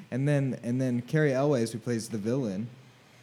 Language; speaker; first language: English; native; English